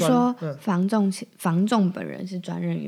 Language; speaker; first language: Chinese; native; Chinese